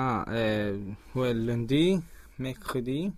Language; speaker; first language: French; non-native, learner; Spanish